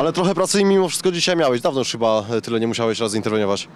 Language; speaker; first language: Polish; native; Polish